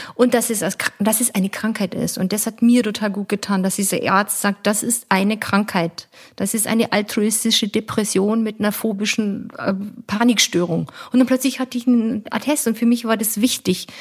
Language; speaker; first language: German; native; German